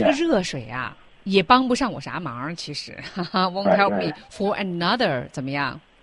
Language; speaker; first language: Chinese; native; Chinese